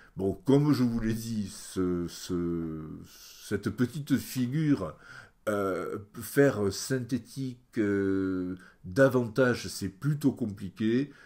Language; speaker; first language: French; native; French